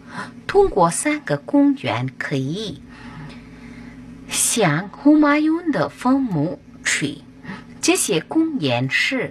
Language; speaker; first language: Chinese; non-native, fluent; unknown